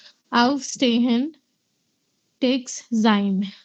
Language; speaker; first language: German; non-native, fluent; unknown